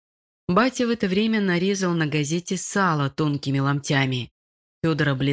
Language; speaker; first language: Russian; native; Russian